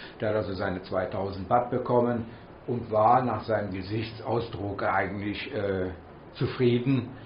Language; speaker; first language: German; native; German